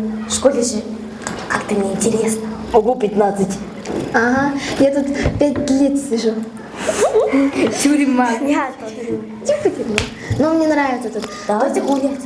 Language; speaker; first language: Russian; non-native, fluent; Mongolian